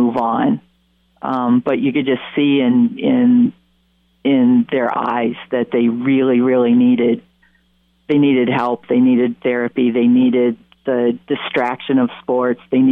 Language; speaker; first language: English; native; English